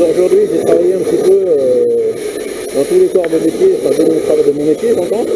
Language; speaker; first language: French; native; French